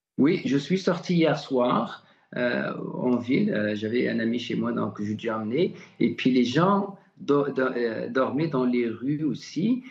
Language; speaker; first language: French; non-native, local second language; Arabic